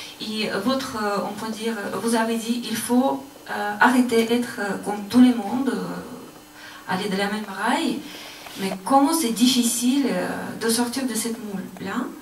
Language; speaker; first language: French; non-native, learner; Russian